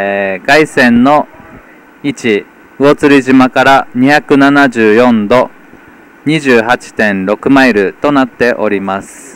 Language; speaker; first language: Japanese; native; Japanese